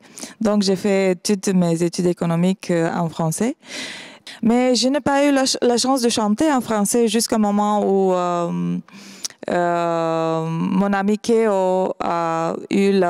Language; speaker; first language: French; non-native, fluent; Romanian